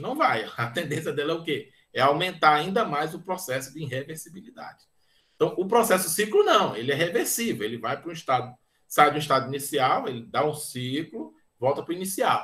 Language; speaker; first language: Portuguese; native; Portuguese